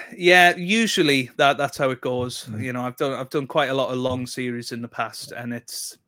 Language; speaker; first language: English; native; English